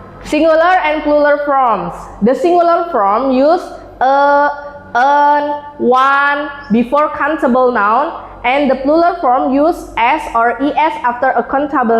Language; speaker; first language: English; non-native, learner; Indonesian